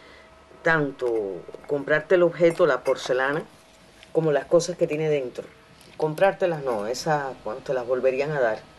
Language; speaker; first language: Spanish; native; Spanish